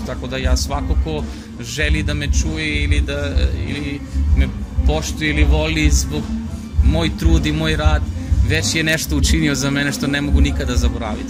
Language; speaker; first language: Croatian; non-native, fluent; Macedonian